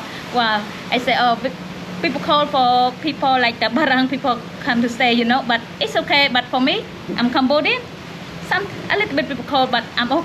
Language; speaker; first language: English; non-native, learner; Khmer